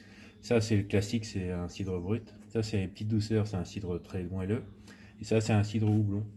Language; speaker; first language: French; native; French